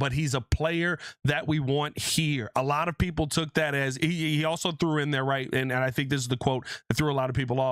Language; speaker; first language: English; native; English